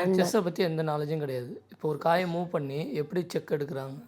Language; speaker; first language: Tamil; native; Tamil